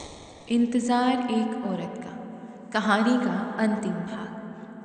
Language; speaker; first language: Hindi; native; Hindi